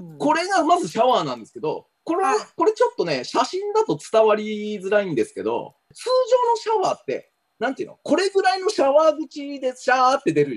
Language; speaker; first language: Japanese; native; Japanese